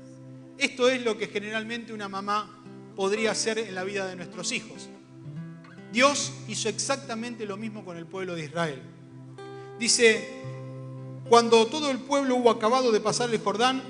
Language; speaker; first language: Spanish; native; Spanish